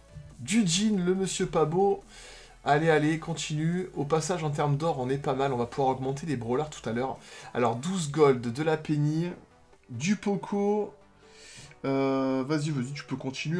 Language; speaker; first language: French; native; French